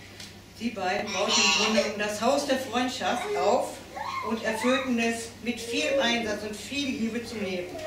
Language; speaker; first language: German; native; German